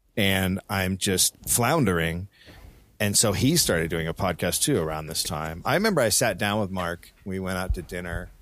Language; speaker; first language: English; native; English